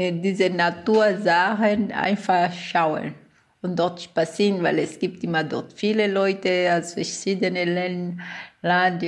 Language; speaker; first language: German; non-native, learner; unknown